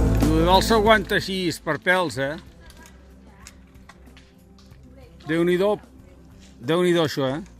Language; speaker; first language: Catalan; native; Catalan